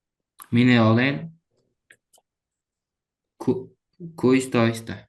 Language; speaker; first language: Finnish; non-native, learner; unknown